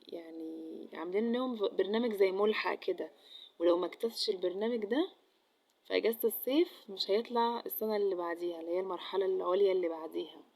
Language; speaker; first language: Arabic; native; Arabic